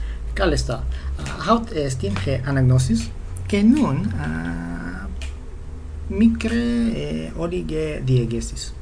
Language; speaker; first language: Greek; non-native, fluent; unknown